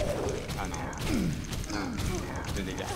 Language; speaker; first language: French; native; French